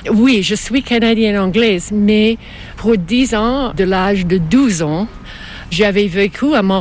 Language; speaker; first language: French; non-native, local second language; English